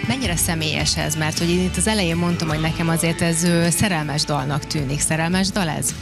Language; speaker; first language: Hungarian; native; Hungarian